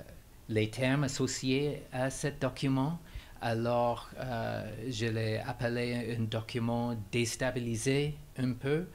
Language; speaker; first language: French; non-native, fluent; English